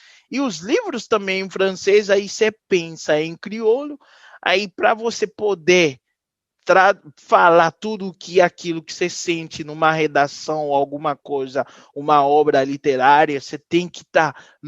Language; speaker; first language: Portuguese; non-native, fluent; Haitian Creole